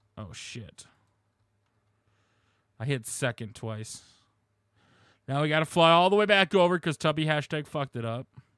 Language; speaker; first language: English; native; English